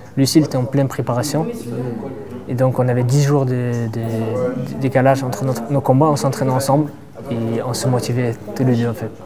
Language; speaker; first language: French; non-native, fluent; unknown